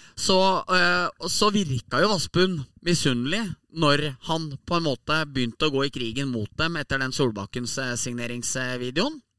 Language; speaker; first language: Norwegian; native; Norwegian